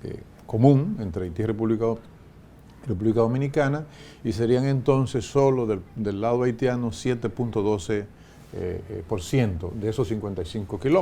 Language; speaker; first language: Spanish; native; Spanish